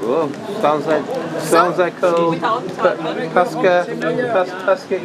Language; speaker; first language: French; non-native, learner; English